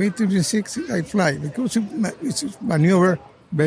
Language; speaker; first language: English; non-native, learner; Spanish